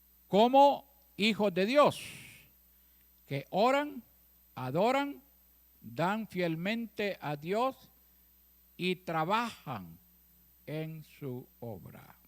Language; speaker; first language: Spanish; native; Spanish